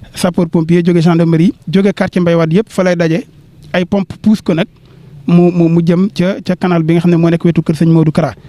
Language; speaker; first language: Wolof; native; Wolof